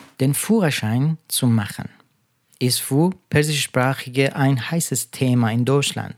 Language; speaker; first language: German; non-native, fluent; Persian